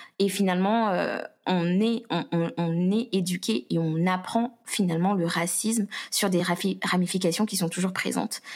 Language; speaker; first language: French; native; French